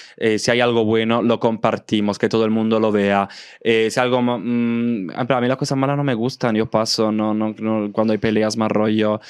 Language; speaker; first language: Spanish; non-native, fluent; Italian